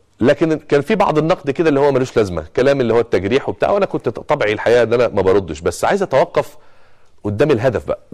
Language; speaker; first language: Arabic; native; Arabic